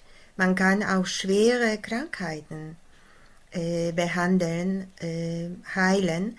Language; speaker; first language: German; non-native, fluent; Polish